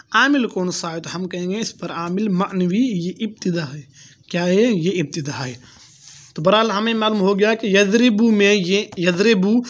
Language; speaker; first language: Urdu; non-native, local second language; Pashto